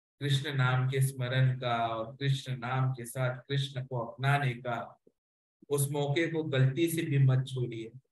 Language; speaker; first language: Hindi; non-native, local second language; Marathi